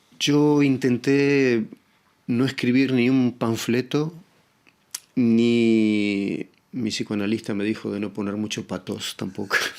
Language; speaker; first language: Spanish; native; Spanish